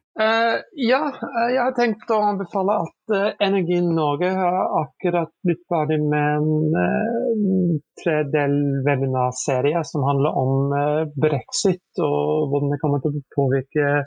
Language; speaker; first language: Norwegian; non-native, fluent; English